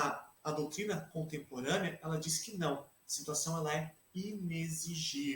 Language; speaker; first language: Portuguese; native; Portuguese